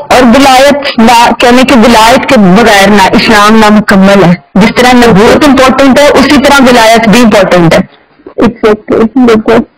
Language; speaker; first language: Urdu; native; Urdu